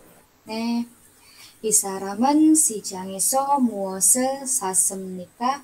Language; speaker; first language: Korean; non-native, learner; Indonesian